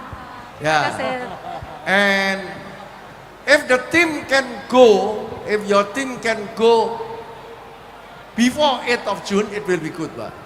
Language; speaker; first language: English; non-native, fluent; Indonesian